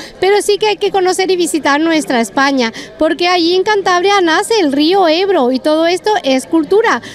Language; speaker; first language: Spanish; native; Spanish